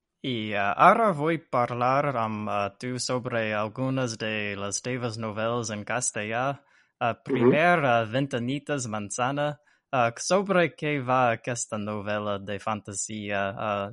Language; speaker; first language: Catalan; non-native, learner; English